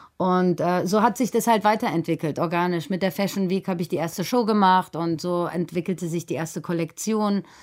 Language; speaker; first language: German; early bilingual, other home language; Persian